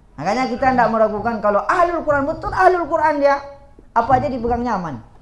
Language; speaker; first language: Malay; native; Malay